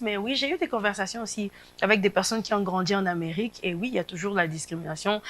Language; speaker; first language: French; non-native, local second language; Lingala